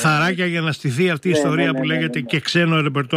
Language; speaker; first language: Greek; native; Greek